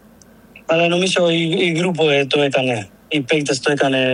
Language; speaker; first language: Greek; non-native, learner; Spanish